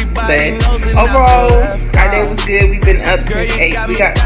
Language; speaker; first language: English; native; English